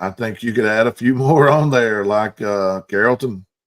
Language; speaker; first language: English; native; English